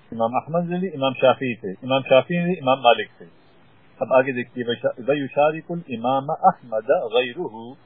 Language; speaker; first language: Urdu; native; Urdu